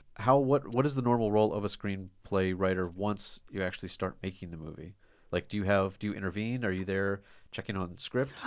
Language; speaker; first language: English; native; English